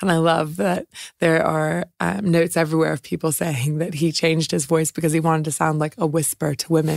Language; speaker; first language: English; native; English